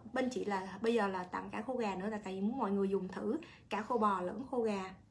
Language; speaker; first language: Vietnamese; native; Vietnamese